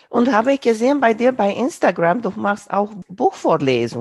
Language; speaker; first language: German; non-native, fluent; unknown